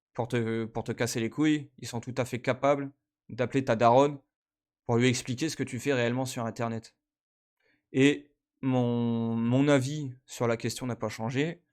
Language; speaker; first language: French; native; French